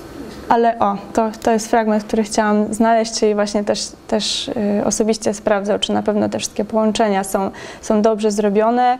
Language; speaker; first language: Polish; native; Polish